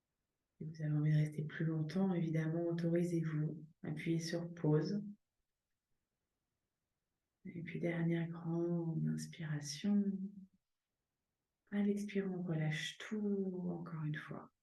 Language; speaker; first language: French; native; French